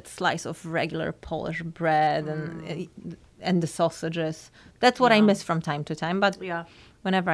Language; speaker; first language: English; non-native, fluent; Polish